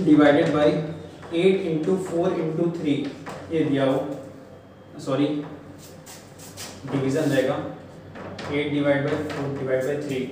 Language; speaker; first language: Hindi; native; Hindi